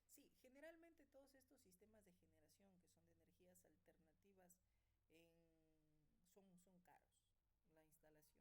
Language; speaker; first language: Spanish; native; Spanish